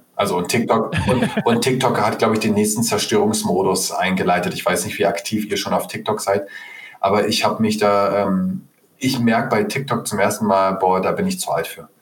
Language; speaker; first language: German; native; German